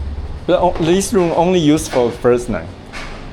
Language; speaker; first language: English; non-native, learner; Chinese